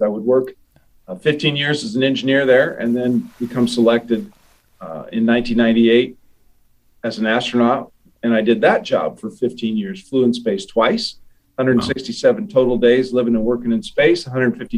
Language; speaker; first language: English; native; English